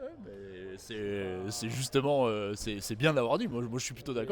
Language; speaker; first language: French; native; French